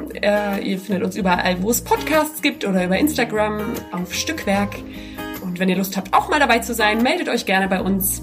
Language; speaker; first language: German; native; German